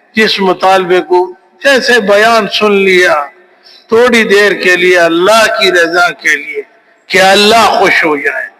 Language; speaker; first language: Urdu; non-native, local second language; Pashto